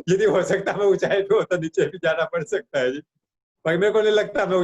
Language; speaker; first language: Hindi; native; Hindi